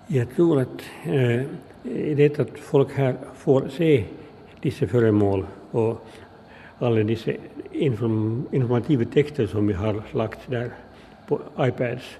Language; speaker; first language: Norwegian; non-native, fluent; Finnish